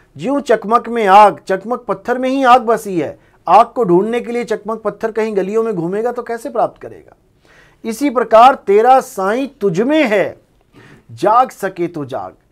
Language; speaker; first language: Hindi; non-native, local second language; Punjabi